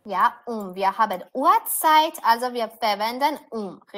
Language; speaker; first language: German; non-native, fluent; Persian